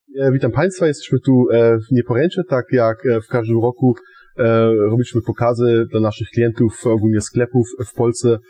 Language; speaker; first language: Polish; non-native, fluent; German